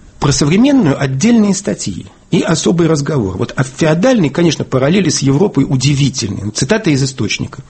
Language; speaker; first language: Russian; native; Russian